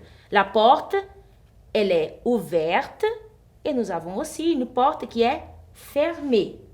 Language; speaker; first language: French; non-native, fluent; Portuguese